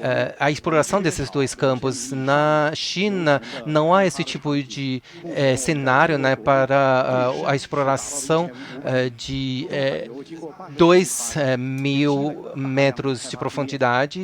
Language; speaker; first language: Portuguese; non-native, fluent; Chinese